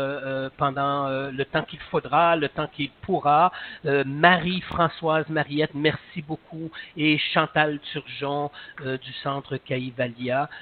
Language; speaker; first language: French; native; French